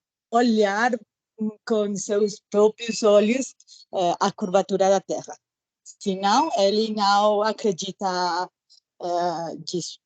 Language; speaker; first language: Portuguese; non-native, learner; Spanish